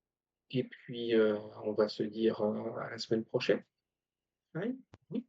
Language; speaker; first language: French; native; French